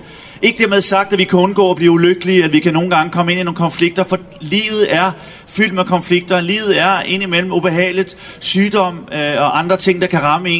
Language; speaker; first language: Danish; native; Danish